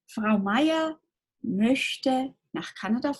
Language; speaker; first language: German; non-native, fluent; English